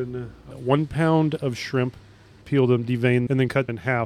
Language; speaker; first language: English; native; English